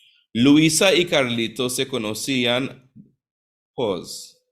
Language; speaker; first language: Spanish; non-native, fluent; English